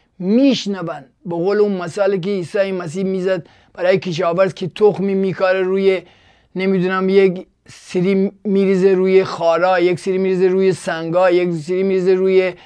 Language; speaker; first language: Persian; native; Persian